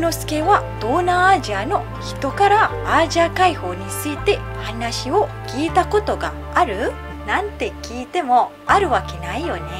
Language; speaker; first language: Japanese; non-native, fluent; Malay